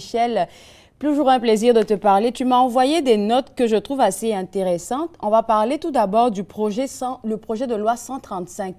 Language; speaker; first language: French; native; French